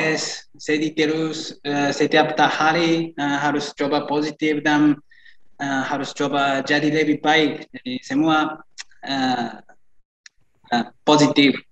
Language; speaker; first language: Indonesian; non-native, learner; Japanese